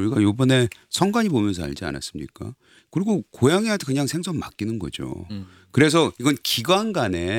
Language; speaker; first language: Korean; native; Korean